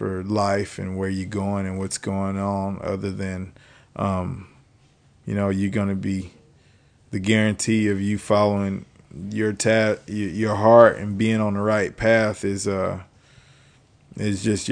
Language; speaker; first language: English; native; English